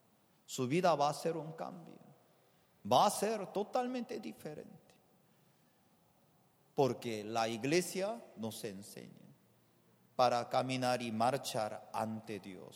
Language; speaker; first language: Spanish; non-native, fluent; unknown